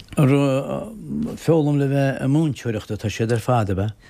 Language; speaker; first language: Irish; native; Irish